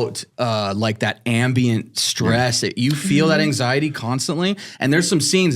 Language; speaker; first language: English; native; English